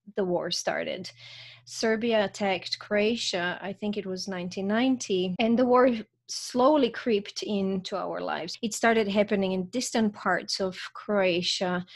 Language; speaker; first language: English; non-native, fluent; Croatian